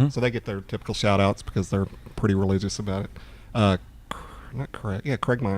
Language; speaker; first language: English; native; English